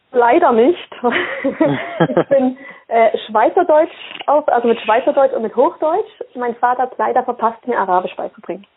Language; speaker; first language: German; early bilingual, other home language; Swiss German